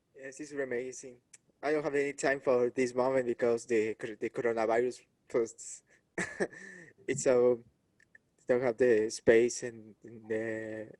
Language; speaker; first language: English; non-native, learner; Spanish